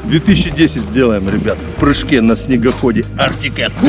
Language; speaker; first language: Russian; native; Russian